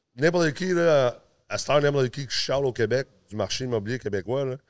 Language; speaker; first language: French; early bilingual, other home language; English